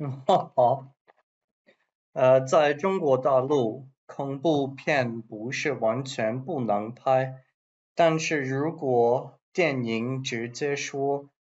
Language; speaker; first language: Chinese; non-native, learner; English